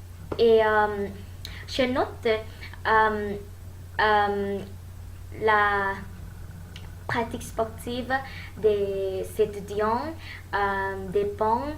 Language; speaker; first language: French; non-native, learner; Thai